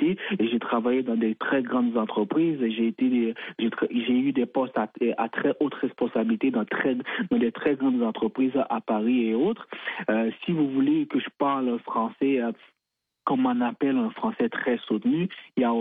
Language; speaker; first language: French; non-native, local second language; Haitian Creole